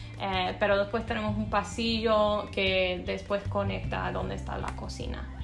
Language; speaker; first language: Spanish; non-native, fluent; English